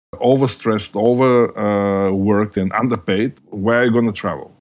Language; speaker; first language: English; non-native, fluent; Bulgarian